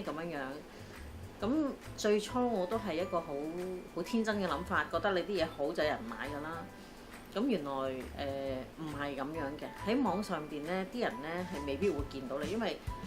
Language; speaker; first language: Cantonese; native; Cantonese